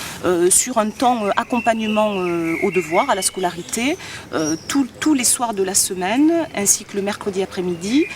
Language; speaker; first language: French; native; French